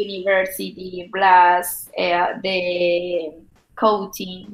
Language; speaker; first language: English; non-native, learner; Spanish